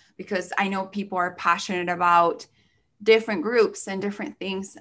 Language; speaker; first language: English; early bilingual, other home language; Spanish